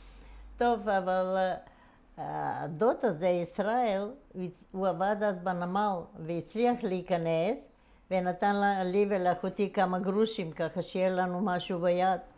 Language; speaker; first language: Hebrew; non-native, fluent; Bulgarian